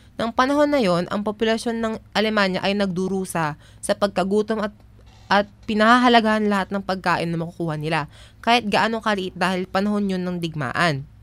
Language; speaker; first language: Filipino; native; Filipino